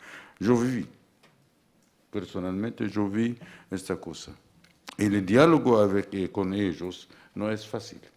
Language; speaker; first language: Spanish; non-native, fluent; Arabic